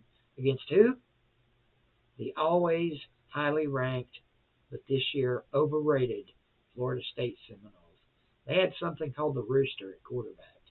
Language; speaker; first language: English; native; English